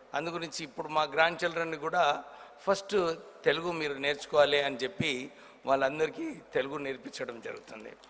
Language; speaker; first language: Telugu; non-native, local second language; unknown